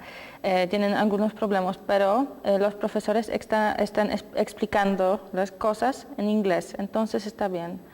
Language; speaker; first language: Spanish; non-native, learner; Polish